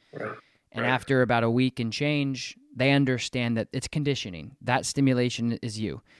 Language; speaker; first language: English; native; English